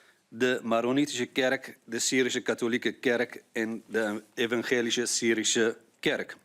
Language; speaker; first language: Dutch; non-native, fluent; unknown